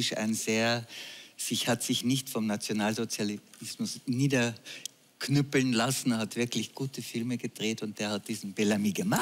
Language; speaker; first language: German; native; German